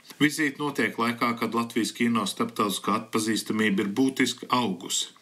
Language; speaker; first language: Latvian; early bilingual, heritage; Latvian